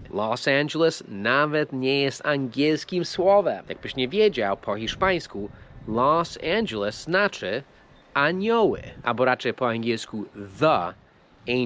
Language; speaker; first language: Polish; non-native, fluent; English